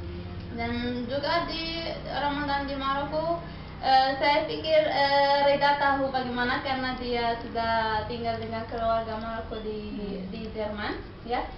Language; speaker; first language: Indonesian; non-native, learner; Arabic